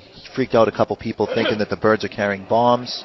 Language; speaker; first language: English; native; English